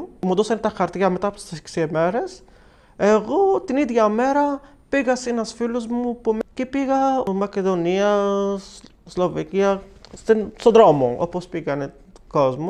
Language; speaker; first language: Greek; non-native, fluent; Arabic